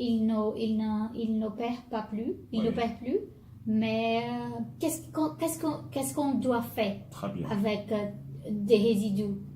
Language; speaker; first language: French; non-native, learner; Portuguese